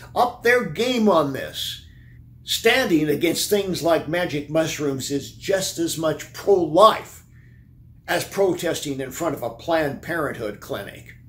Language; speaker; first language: English; native; English